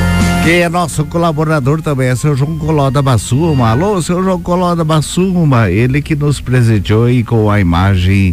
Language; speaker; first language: Portuguese; native; Portuguese